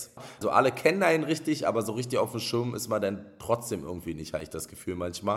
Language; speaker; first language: German; native; German